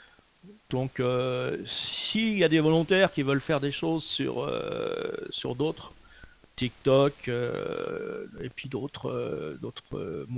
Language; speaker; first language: French; native; French